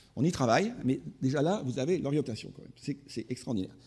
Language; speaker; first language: French; native; French